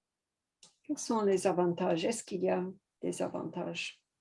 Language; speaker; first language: French; non-native, fluent; English